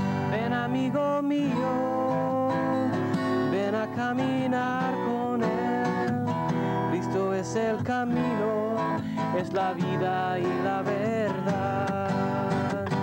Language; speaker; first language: Spanish; non-native, fluent; English